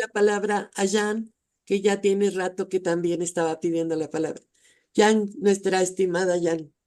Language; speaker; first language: Spanish; native; Spanish